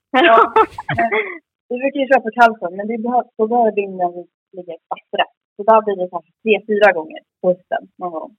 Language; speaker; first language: Swedish; native; Swedish